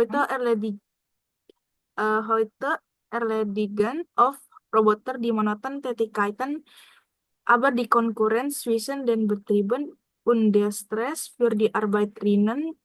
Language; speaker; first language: German; non-native, learner; Indonesian